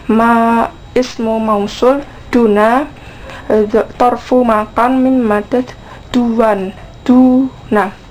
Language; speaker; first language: Arabic; non-native, learner; Indonesian